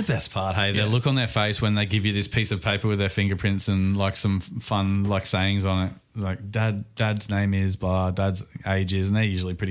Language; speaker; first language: English; native; English